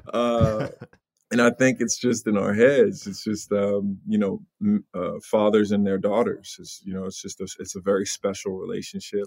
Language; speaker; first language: English; native; English